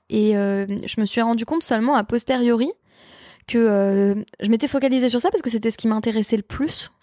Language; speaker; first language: French; native; French